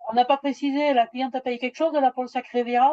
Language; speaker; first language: French; native; French